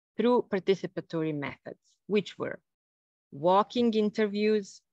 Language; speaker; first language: English; non-native, fluent; Bosnian